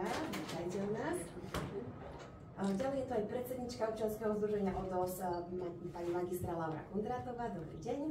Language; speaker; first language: Slovak; native; Slovak